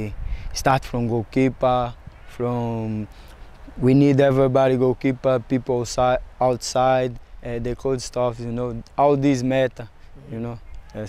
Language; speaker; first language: English; non-native, fluent; Portuguese